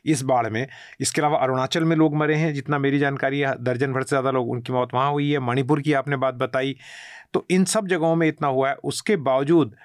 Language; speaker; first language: Hindi; native; Hindi